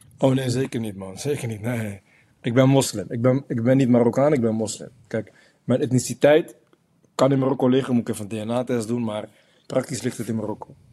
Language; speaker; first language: Dutch; early bilingual, other home language; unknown